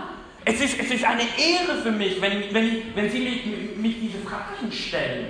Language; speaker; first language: German; non-native, fluent; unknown